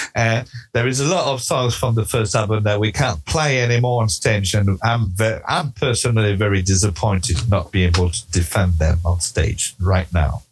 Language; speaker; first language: English; non-native, fluent; French